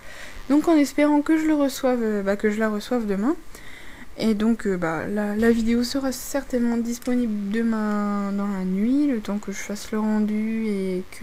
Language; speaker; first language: French; native; French